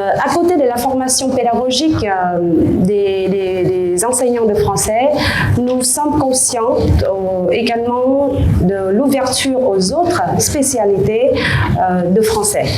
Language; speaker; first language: French; non-native, fluent; Vietnamese